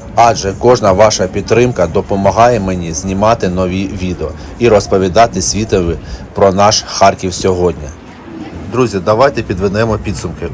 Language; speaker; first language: Ukrainian; non-native, local second language; Russian